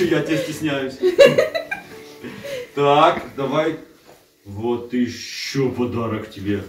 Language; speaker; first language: Russian; native; Russian